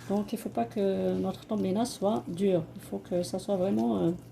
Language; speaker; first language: French; non-native, local second language; Arabic